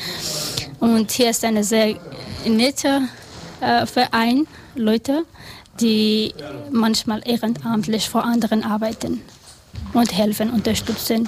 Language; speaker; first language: German; non-native, learner; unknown